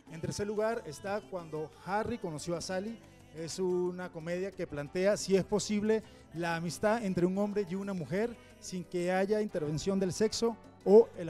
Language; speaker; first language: Spanish; native; Spanish